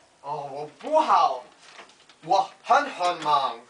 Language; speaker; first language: Chinese; non-native, learner; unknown